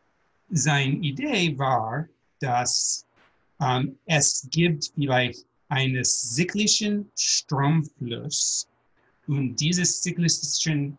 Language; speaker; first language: German; non-native, learner; English